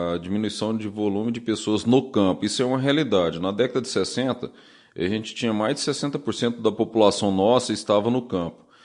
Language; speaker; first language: Portuguese; native; Portuguese